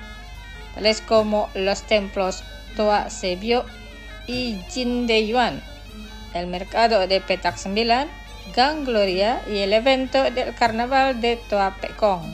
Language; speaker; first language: Spanish; non-native, fluent; Indonesian